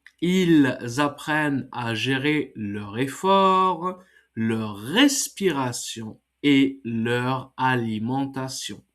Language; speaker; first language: French; non-native, fluent; English